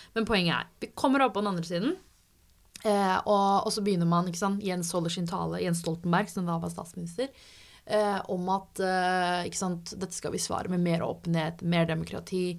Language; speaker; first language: Norwegian; native; Norwegian